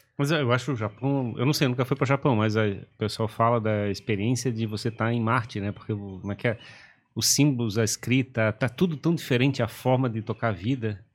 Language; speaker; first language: Portuguese; native; Portuguese